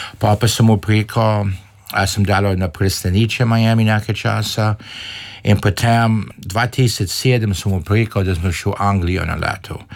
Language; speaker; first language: Slovenian; early bilingual, heritage; Slovenian